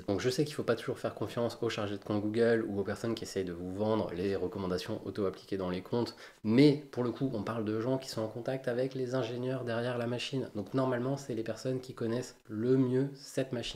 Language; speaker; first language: French; native; French